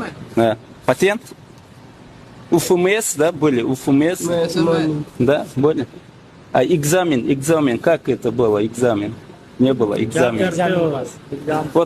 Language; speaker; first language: Russian; non-native, learner; Uzbek